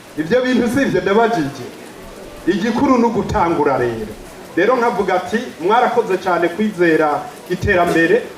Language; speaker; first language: Rundi; early bilingual, heritage; Rundi